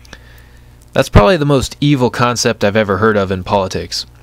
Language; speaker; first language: English; native; English